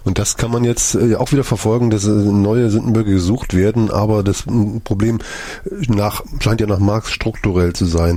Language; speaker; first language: German; native; German